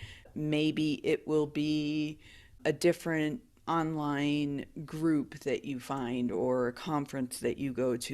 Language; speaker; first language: English; native; English